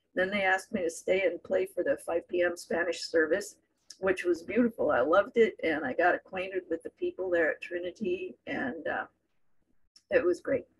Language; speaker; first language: English; native; English